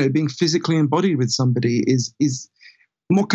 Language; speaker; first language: English; native; English